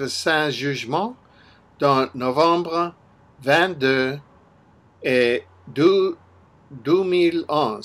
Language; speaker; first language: French; non-native, learner; English